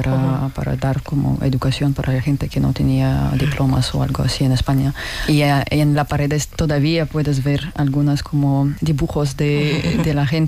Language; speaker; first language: Spanish; non-native, fluent; Russian